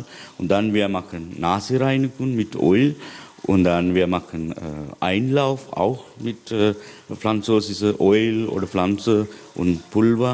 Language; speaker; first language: German; non-native, learner; Sinhala